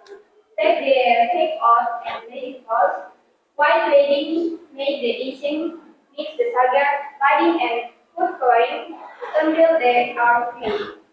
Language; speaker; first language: English; non-native, learner; Indonesian